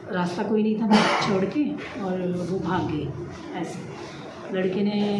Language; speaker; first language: Hindi; non-native, local second language; Punjabi